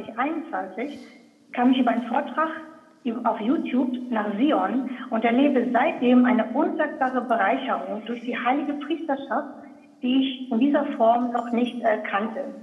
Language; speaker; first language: German; native; German